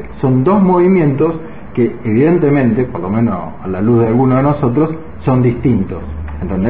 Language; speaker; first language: Spanish; native; Spanish